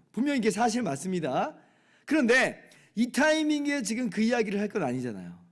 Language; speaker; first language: Korean; native; Korean